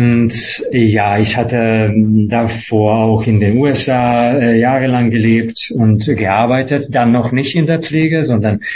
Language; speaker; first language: German; non-native, fluent; Hungarian